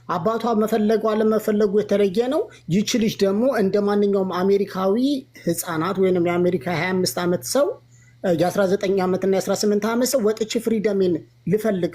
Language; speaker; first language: Amharic; native; Amharic